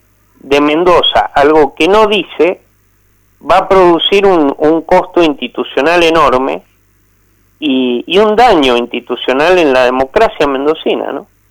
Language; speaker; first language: Spanish; native; Spanish